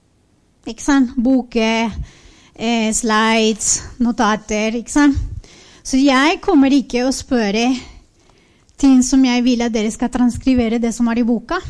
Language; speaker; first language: Norwegian; non-native, fluent; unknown